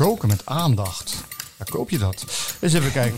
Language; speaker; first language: Dutch; native; Dutch